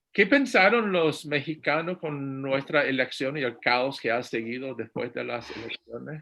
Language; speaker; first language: Spanish; non-native, fluent; English